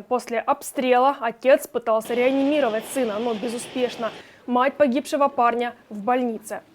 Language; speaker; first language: Russian; native; Russian